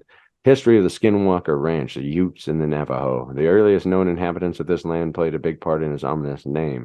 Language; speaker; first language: English; native; English